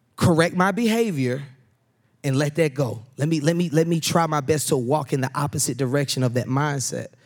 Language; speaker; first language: English; native; English